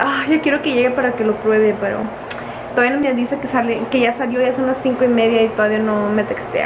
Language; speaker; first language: Spanish; early bilingual, other home language; English